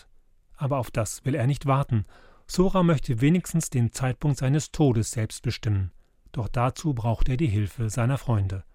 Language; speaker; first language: German; native; German